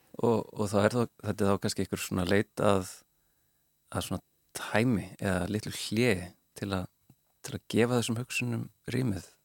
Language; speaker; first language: Icelandic; native; Icelandic